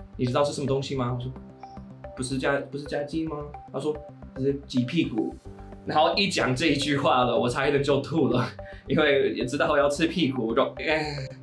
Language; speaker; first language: Chinese; non-native, fluent; English